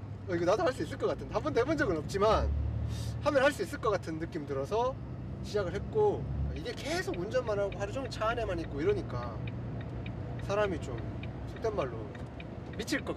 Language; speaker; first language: Korean; native; Korean